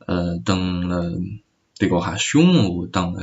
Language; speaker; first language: French; non-native, learner; Chinese